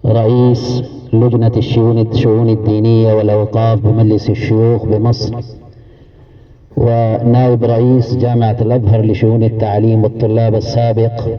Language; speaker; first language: Arabic; non-native, fluent; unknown